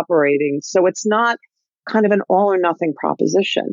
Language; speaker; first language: English; native; English